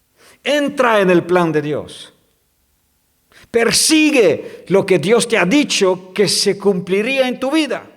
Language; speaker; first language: Spanish; non-native, fluent; French